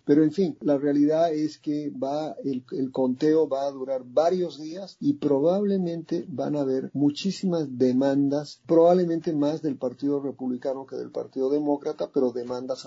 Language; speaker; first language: Spanish; native; Spanish